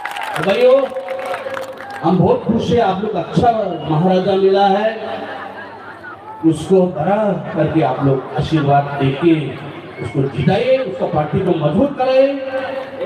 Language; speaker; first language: Hindi; non-native, local second language; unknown